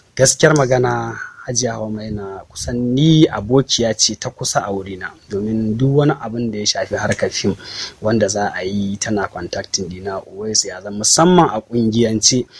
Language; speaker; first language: Hausa; native; Hausa